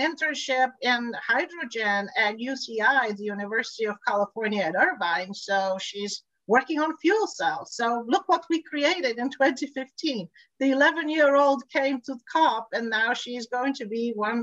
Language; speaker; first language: English; non-native, local second language; Bulgarian